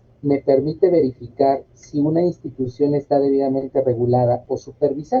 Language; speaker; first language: Spanish; native; Spanish